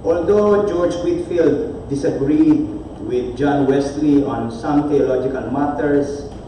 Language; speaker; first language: English; non-native, local second language; Filipino